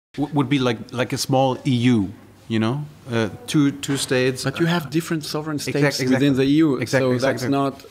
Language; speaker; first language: English; non-native, fluent; Hebrew